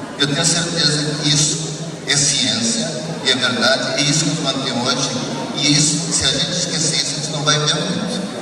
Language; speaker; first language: Portuguese; early bilingual, other home language; Japanese